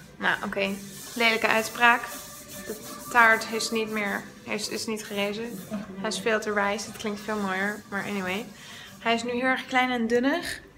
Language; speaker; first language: Dutch; native; Dutch